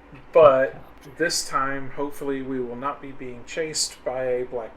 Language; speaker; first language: English; native; English